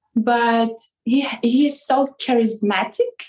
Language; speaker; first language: English; non-native, fluent; Ukrainian